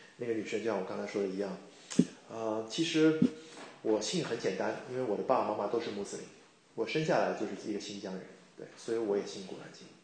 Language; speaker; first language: Chinese; native; Chinese